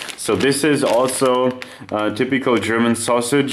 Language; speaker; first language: English; non-native, fluent; German